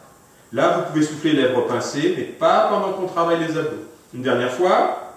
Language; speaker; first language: French; native; French